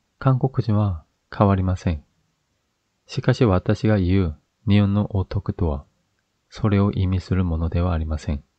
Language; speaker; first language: Japanese; non-native, fluent; Korean